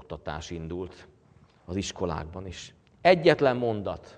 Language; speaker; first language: Hungarian; native; Hungarian